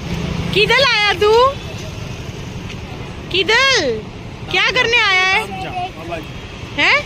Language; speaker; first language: Hindi; non-native, local second language; Gujarati